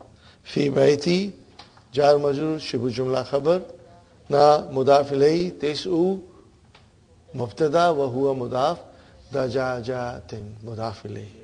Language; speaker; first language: Arabic; non-native, fluent; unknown